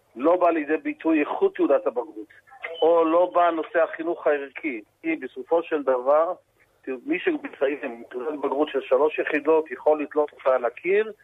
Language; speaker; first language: Hebrew; native; Hebrew